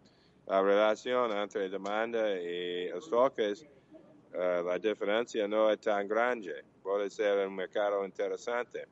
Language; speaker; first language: Portuguese; non-native, learner; English